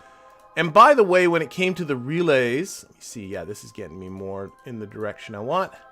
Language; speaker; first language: English; native; English